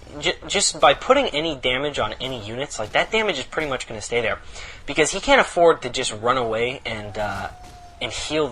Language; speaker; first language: English; native; English